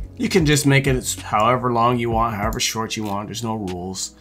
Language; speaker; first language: English; native; English